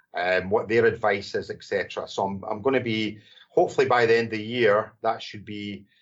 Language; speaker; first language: English; native; English